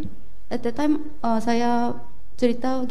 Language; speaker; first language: Indonesian; non-native, fluent; Korean